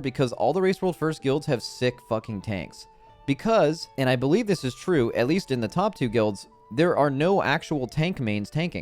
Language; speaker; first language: English; native; English